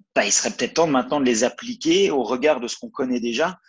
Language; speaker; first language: French; native; French